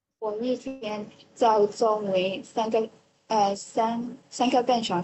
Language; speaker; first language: Chinese; non-native, learner; Burmese